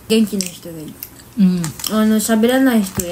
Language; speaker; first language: Japanese; early bilingual, other home language; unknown